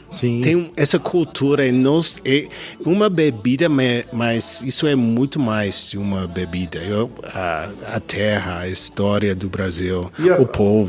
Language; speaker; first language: Portuguese; non-native, learner; English